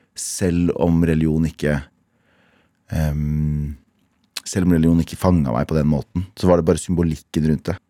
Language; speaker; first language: Norwegian; early bilingual, other home language; Kurdish